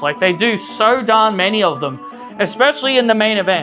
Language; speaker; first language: English; native; English